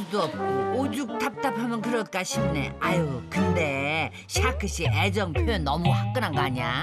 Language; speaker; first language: Korean; native; Korean